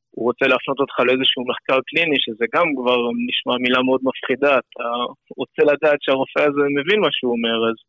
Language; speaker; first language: Hebrew; non-native, fluent; English